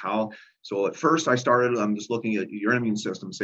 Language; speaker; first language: English; native; English